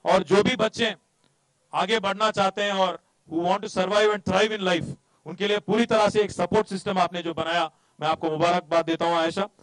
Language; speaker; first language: Hindi; non-native, local second language; Telugu